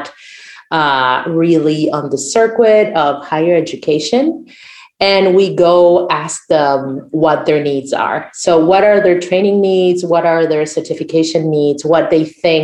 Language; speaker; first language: English; non-native, fluent; Spanish